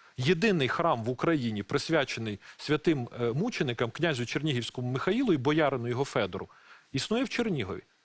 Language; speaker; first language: Ukrainian; non-native, local second language; Russian